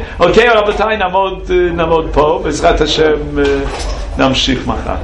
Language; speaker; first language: Hebrew; non-native, fluent; English